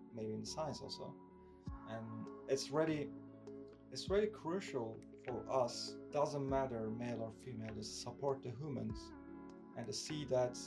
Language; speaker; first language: English; non-native, fluent; Turkish